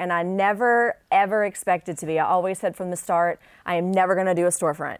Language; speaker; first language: English; native; English